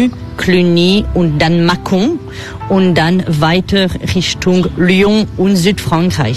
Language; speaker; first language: German; non-native, fluent; French